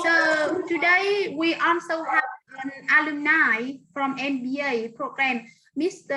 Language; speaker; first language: English; non-native, fluent; Vietnamese